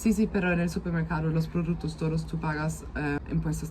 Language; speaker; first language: Spanish; non-native, fluent; German